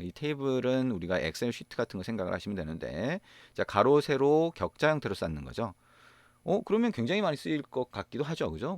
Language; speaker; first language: Korean; native; Korean